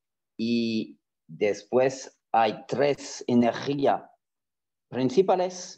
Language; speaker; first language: Spanish; non-native, fluent; French